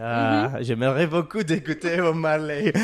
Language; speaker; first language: French; non-native, learner; Catalan